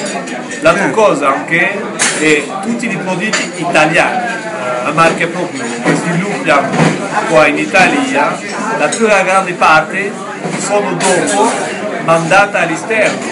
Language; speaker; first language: Italian; non-native, fluent; French